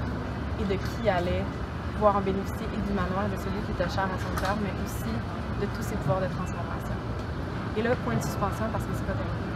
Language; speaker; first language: French; native; French